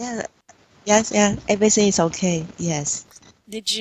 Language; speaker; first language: English; non-native, learner; Chinese